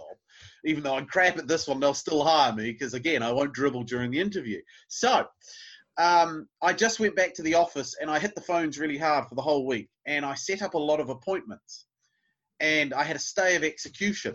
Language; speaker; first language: English; native; English